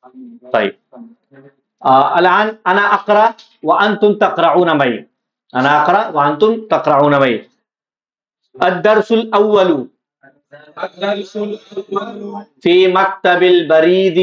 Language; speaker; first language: Arabic; non-native, fluent; Urdu